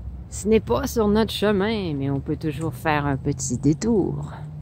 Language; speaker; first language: French; early bilingual, heritage; French